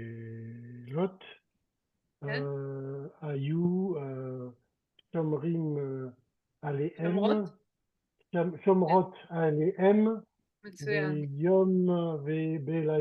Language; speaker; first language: Hebrew; non-native, learner; French